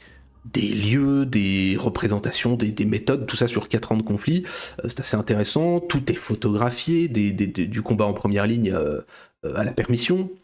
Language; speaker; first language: French; native; French